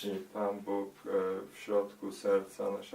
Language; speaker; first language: Polish; early bilingual, heritage; Polish